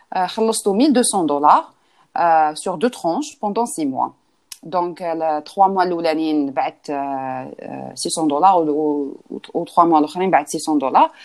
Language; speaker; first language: French; non-native, local second language; Arabic